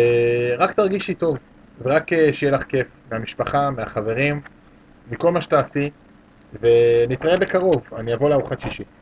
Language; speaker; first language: Hebrew; native; Hebrew